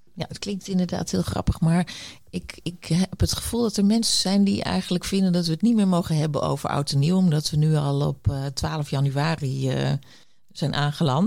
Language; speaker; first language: Dutch; native; Dutch